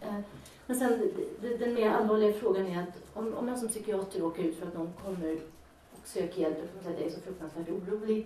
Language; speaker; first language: Swedish; native; Swedish